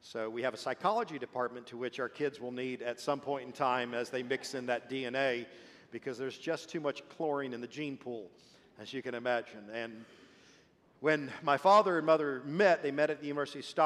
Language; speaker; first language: English; early bilingual, other home language; Swedish